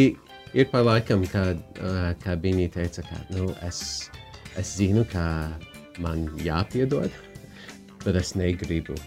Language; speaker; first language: Latvian; non-native, fluent; English